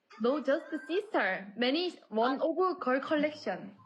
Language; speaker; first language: English; non-native, learner; Korean